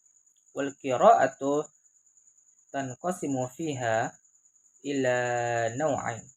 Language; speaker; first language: Arabic; non-native, fluent; Indonesian